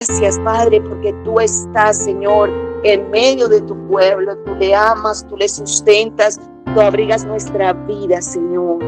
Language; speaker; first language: Spanish; native; Spanish